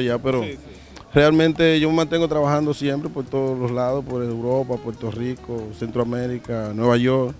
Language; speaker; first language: Spanish; native; Spanish